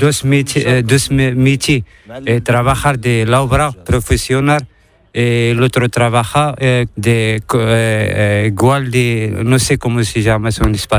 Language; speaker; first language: Spanish; non-native, learner; Arabic